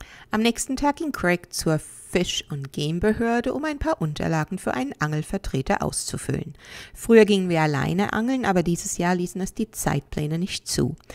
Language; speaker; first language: German; native; German